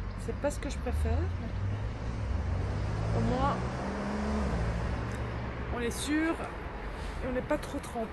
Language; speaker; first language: French; native; French